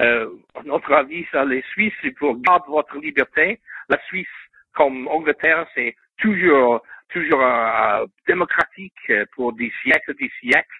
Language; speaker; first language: French; non-native, learner; English